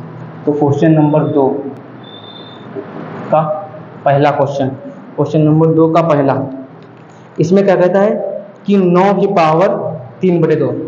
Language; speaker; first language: Hindi; native; Hindi